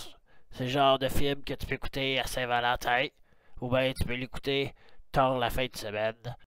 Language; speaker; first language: French; native; French